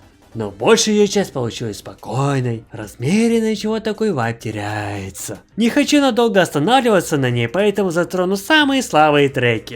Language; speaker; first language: Russian; native; Russian